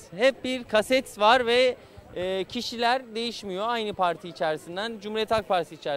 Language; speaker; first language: Turkish; native; Turkish